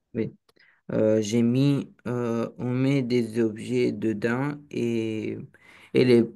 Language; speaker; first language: French; non-native, learner; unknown